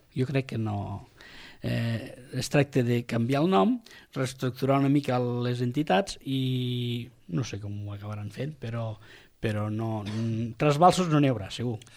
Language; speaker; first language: Catalan; non-native, local second language; Spanish